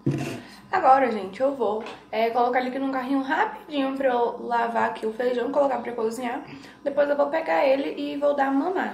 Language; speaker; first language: Portuguese; native; Portuguese